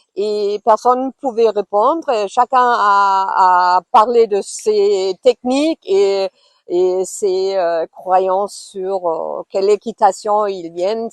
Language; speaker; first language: French; non-native, fluent; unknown